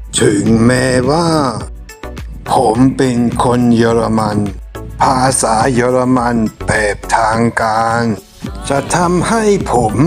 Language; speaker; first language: Thai; non-native, fluent; German